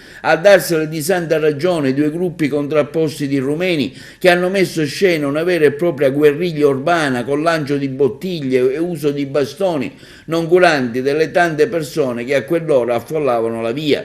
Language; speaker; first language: Italian; native; Italian